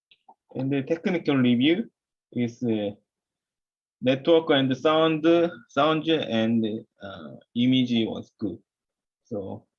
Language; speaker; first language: English; non-native, learner; Korean